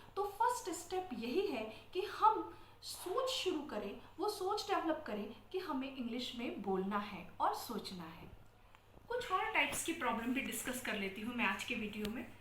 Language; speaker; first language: Hindi; native; Hindi